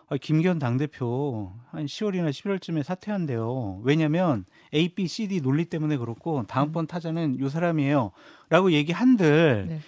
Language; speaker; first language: Korean; native; Korean